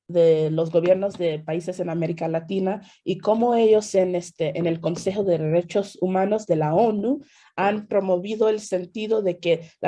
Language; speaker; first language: Spanish; non-native, fluent; English